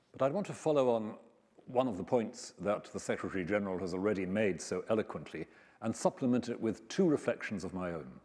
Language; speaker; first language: English; native; English